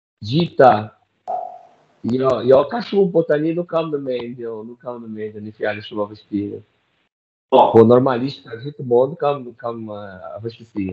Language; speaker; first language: Albanian; non-native, learner; Portuguese